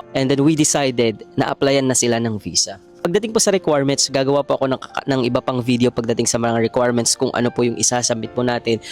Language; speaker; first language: Filipino; native; Filipino